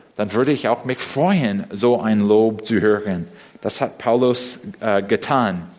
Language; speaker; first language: German; non-native, fluent; English